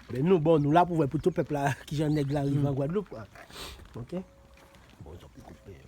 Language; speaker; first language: French; non-native, local second language; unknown